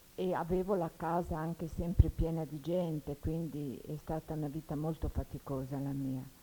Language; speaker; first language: Italian; native; Italian